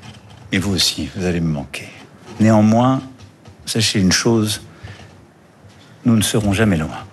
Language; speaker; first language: French; native; French